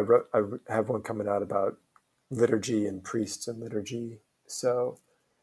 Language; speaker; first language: English; native; English